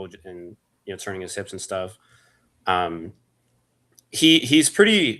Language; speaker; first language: English; native; English